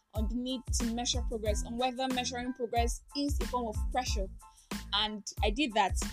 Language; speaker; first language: English; non-native, local second language; Igbo